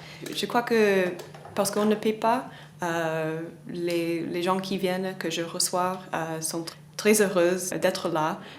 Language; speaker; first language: French; non-native, fluent; English